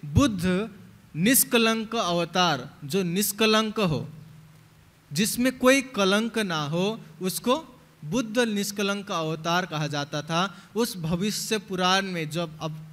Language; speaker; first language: Hindi; native; Hindi